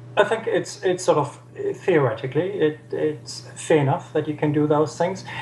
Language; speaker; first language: English; non-native, fluent; German